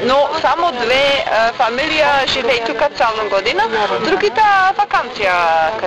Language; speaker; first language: Bulgarian; non-native, learner; Dutch